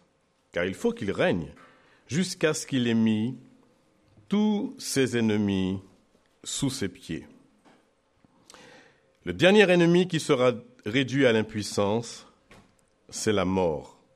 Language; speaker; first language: French; native; French